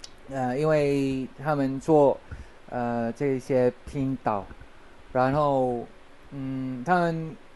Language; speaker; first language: Chinese; non-native, learner; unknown